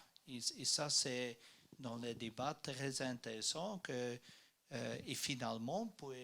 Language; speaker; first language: French; non-native, learner; Dutch